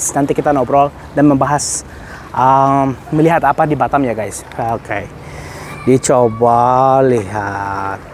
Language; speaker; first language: Indonesian; non-native, fluent; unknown